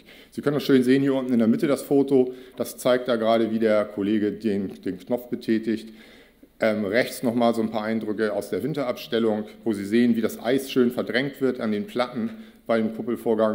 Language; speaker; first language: German; native; German